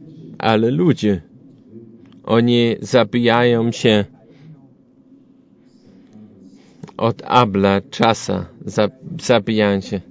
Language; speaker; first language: Polish; non-native, learner; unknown